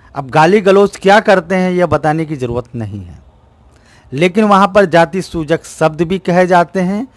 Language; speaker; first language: Hindi; native; Hindi